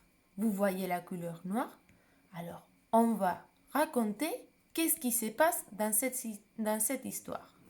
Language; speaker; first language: French; non-native, fluent; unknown